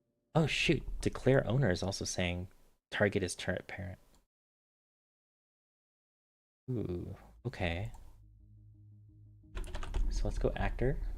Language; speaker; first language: English; native; English